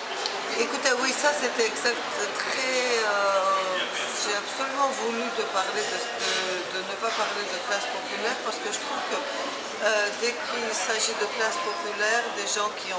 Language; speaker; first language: French; non-native, fluent; Georgian